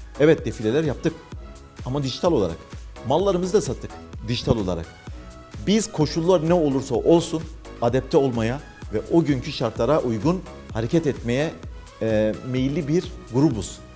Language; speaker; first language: Turkish; native; Turkish